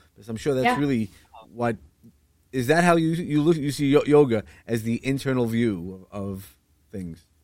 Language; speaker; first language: English; native; English